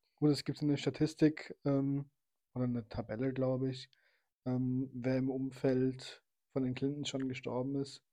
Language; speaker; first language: German; early bilingual, other home language; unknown